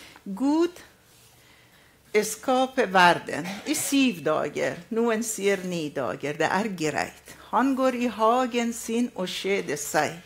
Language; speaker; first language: Norwegian; non-native, fluent; Arabic